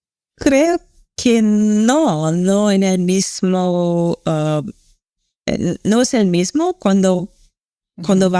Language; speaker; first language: Spanish; non-native, learner; English